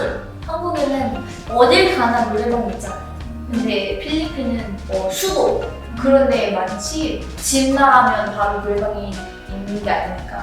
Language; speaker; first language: Korean; non-native, fluent; Filipino